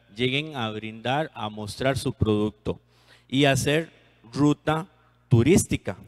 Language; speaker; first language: Spanish; native; Spanish